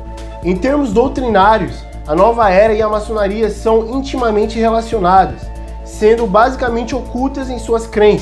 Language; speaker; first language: Portuguese; native; Portuguese